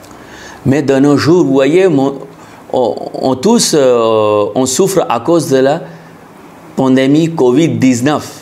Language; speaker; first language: French; non-native, fluent; Hindi